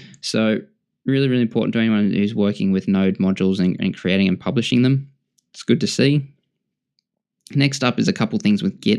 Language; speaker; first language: English; native; English